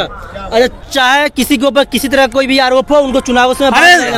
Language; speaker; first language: Hindi; native; Hindi